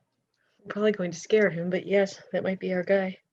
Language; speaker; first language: English; native; English